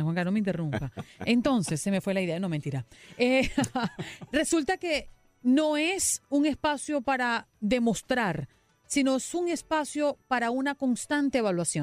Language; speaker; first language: Spanish; native; Spanish